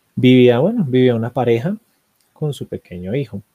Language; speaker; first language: Spanish; native; Spanish